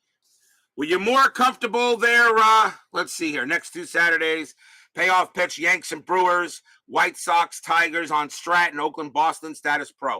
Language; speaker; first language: English; native; English